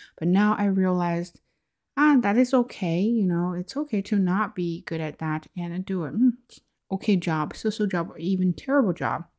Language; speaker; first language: English; non-native, fluent; Chinese